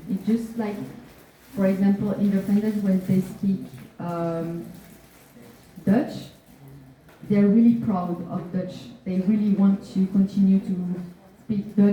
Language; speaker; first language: English; non-native, fluent; French